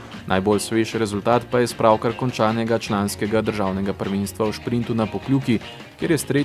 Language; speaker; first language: Slovenian; native; Slovenian